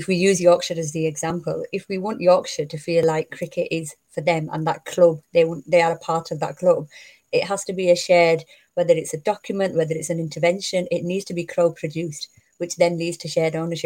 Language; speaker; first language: English; native; English